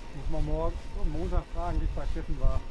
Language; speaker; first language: German; non-native, learner; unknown